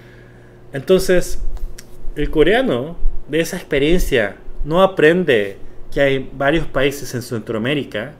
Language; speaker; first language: Spanish; non-native, fluent; Korean